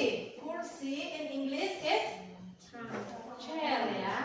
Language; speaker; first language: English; non-native, learner; Indonesian